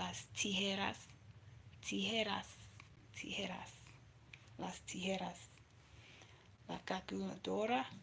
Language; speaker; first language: Spanish; non-native, learner; English